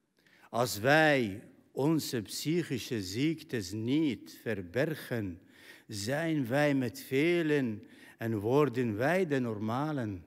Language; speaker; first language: Dutch; non-native, fluent; Arabic